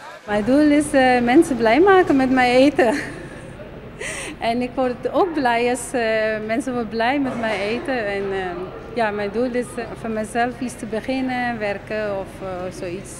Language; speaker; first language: Dutch; non-native, learner; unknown